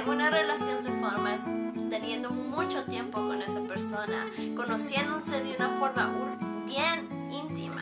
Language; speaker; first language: Spanish; early bilingual, heritage; Spanish